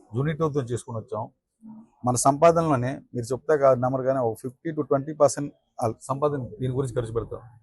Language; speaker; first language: Telugu; early bilingual, heritage; Telugu